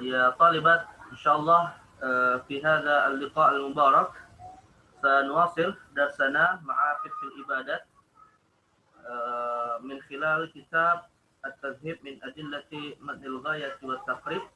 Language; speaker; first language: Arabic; non-native, fluent; Indonesian